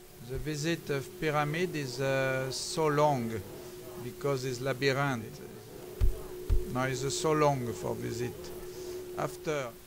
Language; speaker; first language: English; non-native, learner; French